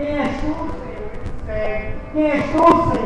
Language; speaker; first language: Portuguese; native; Portuguese